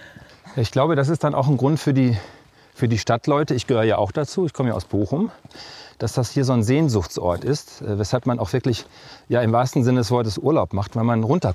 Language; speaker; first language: German; native; German